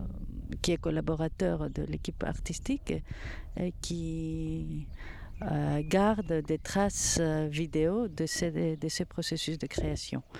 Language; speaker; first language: French; non-native, fluent; Greek